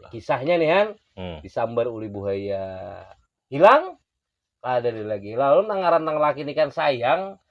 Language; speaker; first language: Indonesian; non-native, local second language; Banjar